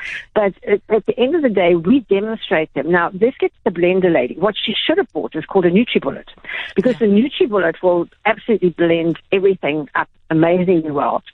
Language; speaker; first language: English; native; English